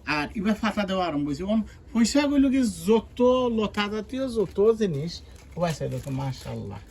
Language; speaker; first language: Bangla; non-native, local second language; Sylheti